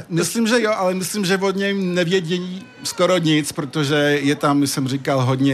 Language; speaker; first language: Czech; early bilingual, heritage; Czech